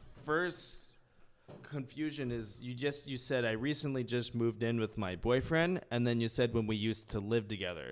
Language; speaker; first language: English; early bilingual, other home language; French